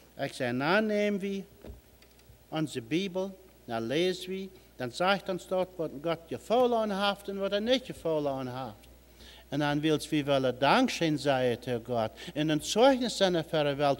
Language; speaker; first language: German; early bilingual, heritage; German